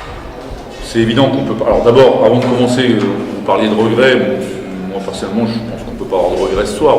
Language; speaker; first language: French; native; French